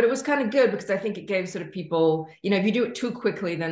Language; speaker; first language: English; native; English